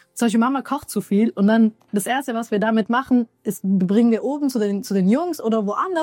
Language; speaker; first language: German; early bilingual, other home language; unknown